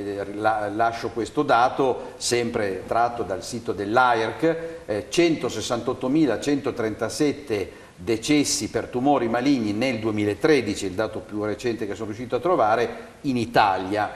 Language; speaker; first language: Italian; native; Italian